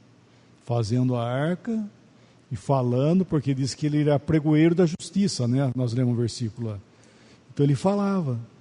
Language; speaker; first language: Portuguese; native; Portuguese